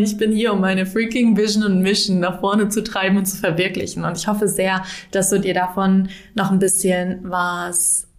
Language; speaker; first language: German; native; German